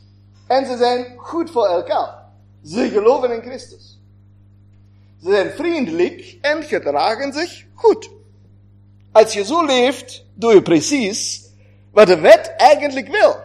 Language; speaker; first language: Dutch; non-native, fluent; German